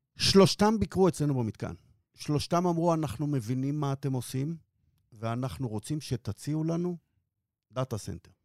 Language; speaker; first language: Hebrew; native; Hebrew